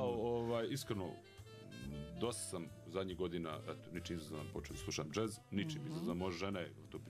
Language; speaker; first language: Serbian; native; Serbian